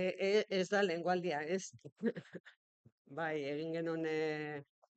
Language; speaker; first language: Basque; non-native, local second language; Spanish